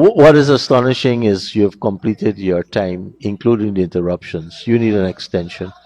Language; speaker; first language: English; native; English